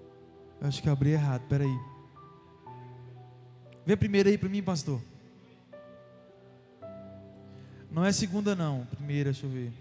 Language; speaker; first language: Portuguese; native; Portuguese